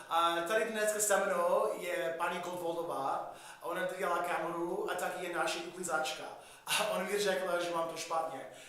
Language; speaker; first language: Czech; non-native, learner; English